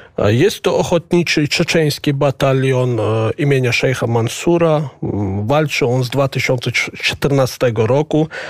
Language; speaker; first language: Polish; non-native, fluent; Chechen